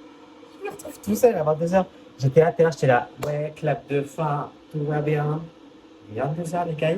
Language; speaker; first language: French; native; French